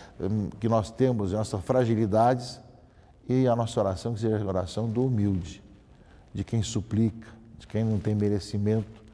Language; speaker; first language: Portuguese; native; Portuguese